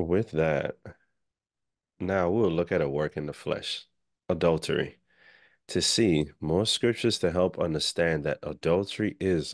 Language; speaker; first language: English; native; English